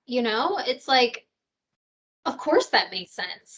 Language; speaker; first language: English; native; English